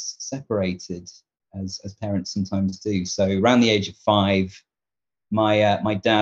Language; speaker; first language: English; native; English